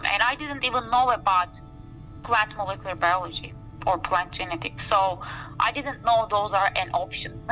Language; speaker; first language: English; non-native, fluent; Turkish